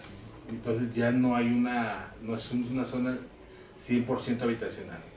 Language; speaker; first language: Spanish; native; Spanish